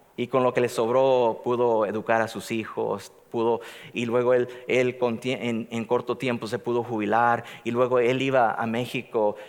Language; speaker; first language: Spanish; native; Spanish